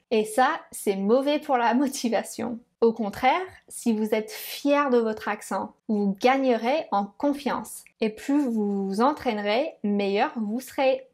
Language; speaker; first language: French; non-native, fluent; English